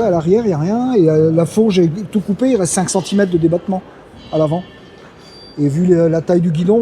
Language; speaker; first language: French; native; French